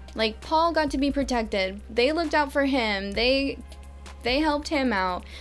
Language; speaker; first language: English; native; English